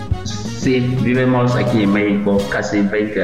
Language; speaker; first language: Spanish; non-native, learner; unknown